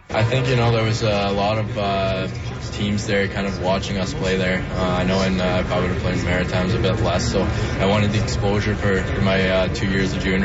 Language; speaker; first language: English; non-native, fluent; French